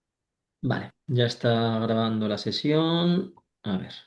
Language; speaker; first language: Spanish; native; Spanish